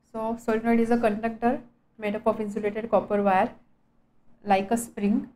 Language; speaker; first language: English; non-native, local second language; Marathi